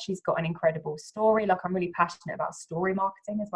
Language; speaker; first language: English; native; English